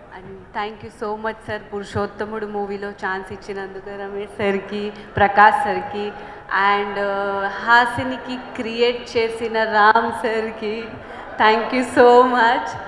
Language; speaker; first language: Telugu; non-native, fluent; Marathi